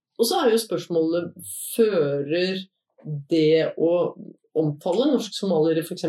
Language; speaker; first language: Norwegian; native; Norwegian